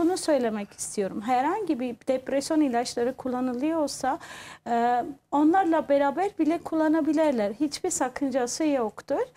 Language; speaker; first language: Turkish; non-native, fluent; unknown